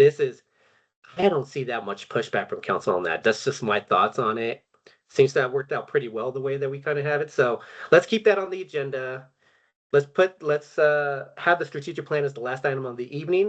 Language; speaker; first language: English; native; English